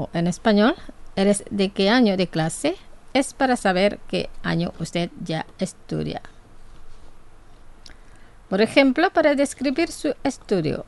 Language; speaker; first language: Spanish; non-native, fluent; Indonesian